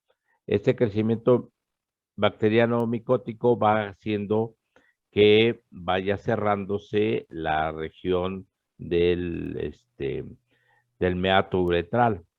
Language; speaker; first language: Spanish; native; Spanish